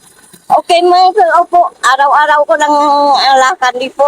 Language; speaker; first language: Filipino; non-native, learner; Vietnamese